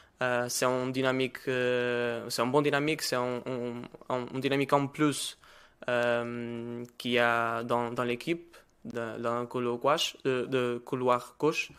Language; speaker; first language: French; non-native, learner; Portuguese